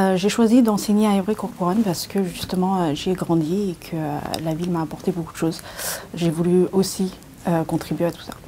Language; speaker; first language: French; early bilingual, other home language; English